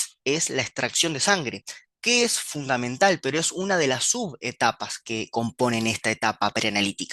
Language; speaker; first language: Spanish; native; Spanish